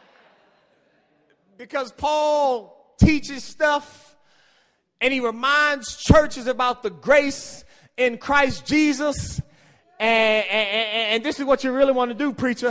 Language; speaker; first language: English; native; English